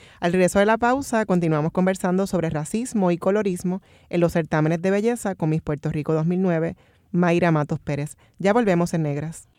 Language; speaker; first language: Spanish; native; Spanish